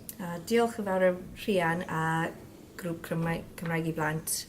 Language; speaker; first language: Welsh; non-native, learner; English